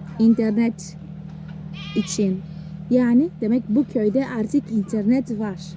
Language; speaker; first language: Turkish; non-native, fluent; Portuguese